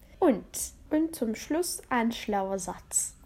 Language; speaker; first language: German; non-native, fluent; Czech